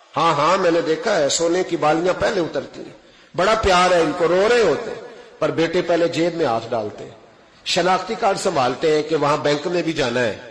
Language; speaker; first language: Urdu; non-native, local second language; Punjabi